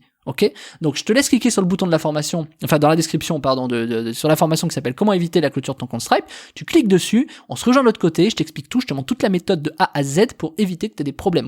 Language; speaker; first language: French; native; French